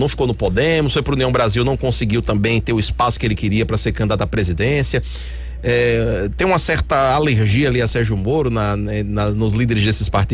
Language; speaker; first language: Portuguese; native; Portuguese